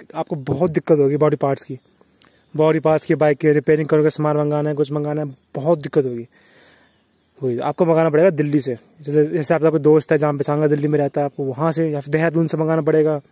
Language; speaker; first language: Hindi; native; Hindi